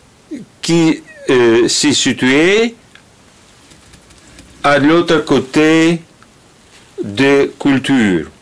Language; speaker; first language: French; non-native, learner; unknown